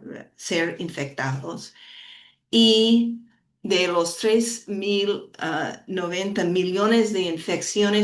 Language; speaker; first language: Spanish; non-native, fluent; English